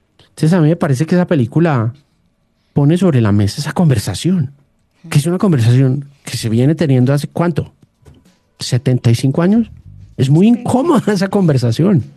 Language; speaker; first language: Spanish; native; Spanish